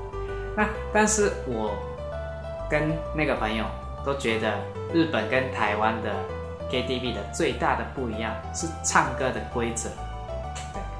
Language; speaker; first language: Chinese; non-native, fluent; Japanese